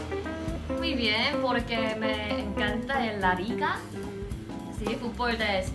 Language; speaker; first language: Spanish; non-native, learner; Korean